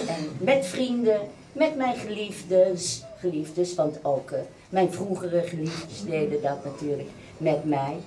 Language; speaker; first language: Dutch; native; Dutch